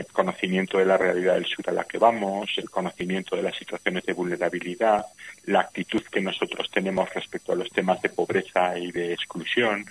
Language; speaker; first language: Spanish; native; Spanish